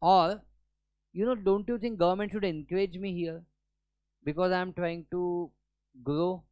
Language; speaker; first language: English; non-native, local second language; Hindi